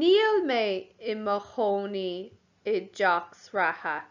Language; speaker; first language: Irish; non-native, local second language; English